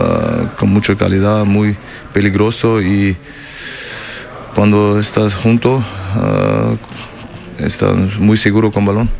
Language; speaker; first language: Spanish; non-native, learner; German